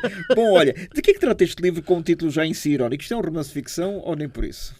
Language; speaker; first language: Portuguese; native; Portuguese